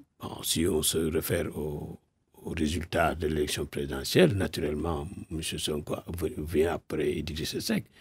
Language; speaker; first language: French; non-native, local second language; Wolof